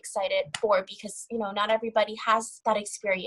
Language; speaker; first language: English; early bilingual, other home language; Kabuverdianu